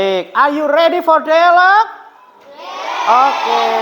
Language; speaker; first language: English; non-native, fluent; Indonesian